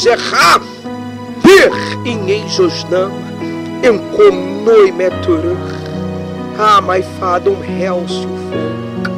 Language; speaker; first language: Dutch; non-native, fluent; Portuguese